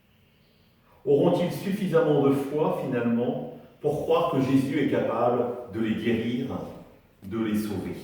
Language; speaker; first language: French; native; French